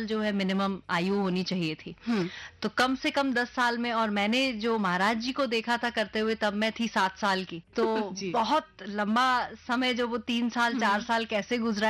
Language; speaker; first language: Hindi; native; Hindi